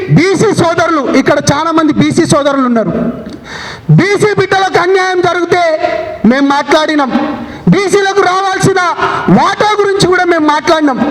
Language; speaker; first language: Telugu; non-native, local second language; Lambadi